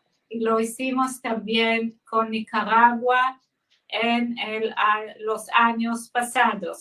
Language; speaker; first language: Spanish; non-native, fluent; Hebrew